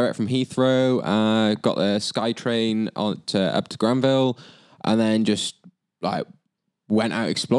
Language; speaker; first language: English; native; English